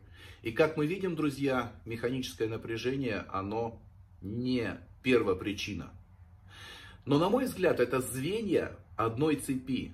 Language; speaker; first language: Russian; native; Russian